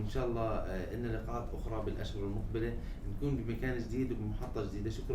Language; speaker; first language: Arabic; native; Arabic